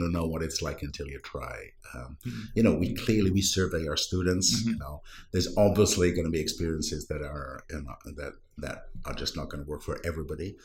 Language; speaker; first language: English; non-native, local second language; Welsh